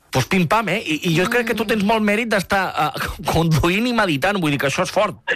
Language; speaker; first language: Catalan; native; Catalan